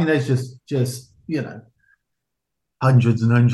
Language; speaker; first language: English; native; English